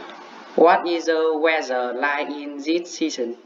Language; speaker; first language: English; non-native, learner; Vietnamese